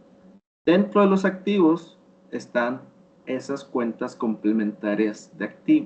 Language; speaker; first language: Spanish; native; Spanish